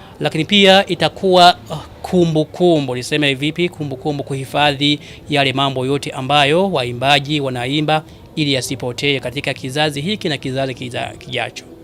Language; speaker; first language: Swahili; non-native, local second language; Rundi